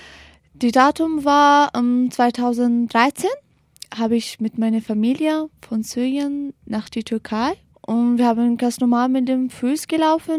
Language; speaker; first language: German; non-native, learner; Kurdish